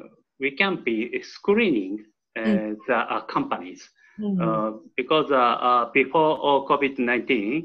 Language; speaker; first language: English; non-native, learner; Japanese